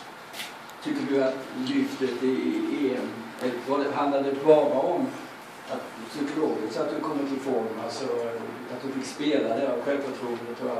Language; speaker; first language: Swedish; native; Swedish